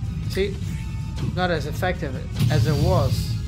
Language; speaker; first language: English; non-native, fluent; Portuguese